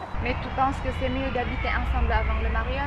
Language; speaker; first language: French; non-native, fluent; Indonesian